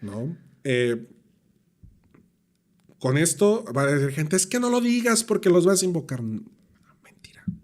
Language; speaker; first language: Spanish; native; Spanish